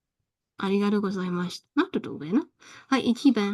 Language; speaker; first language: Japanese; non-native, fluent; Burmese